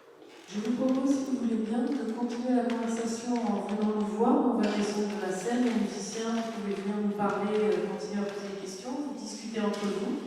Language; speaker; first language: French; native; French